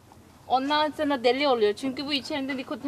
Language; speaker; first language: Turkish; non-native, fluent; Korean